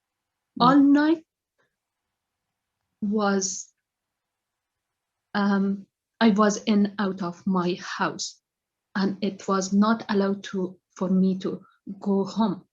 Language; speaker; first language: English; non-native, learner; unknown